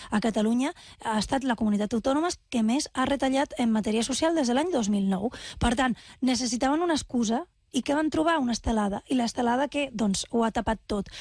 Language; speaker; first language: Catalan; non-native, local second language; Spanish